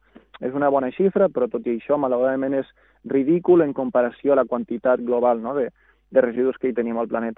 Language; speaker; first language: Catalan; native; Catalan